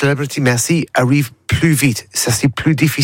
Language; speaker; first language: French; non-native, learner; English